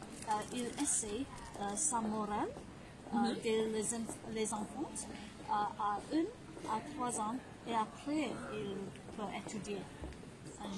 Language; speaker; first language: French; non-native, learner; English